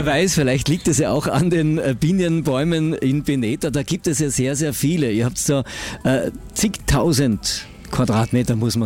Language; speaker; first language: German; native; German